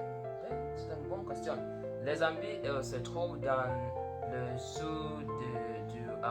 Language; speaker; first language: French; non-native, learner; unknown